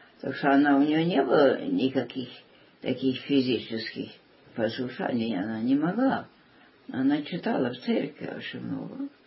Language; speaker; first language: Russian; early bilingual, heritage; Russian